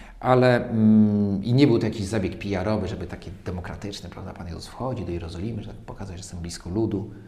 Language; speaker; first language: Polish; native; Polish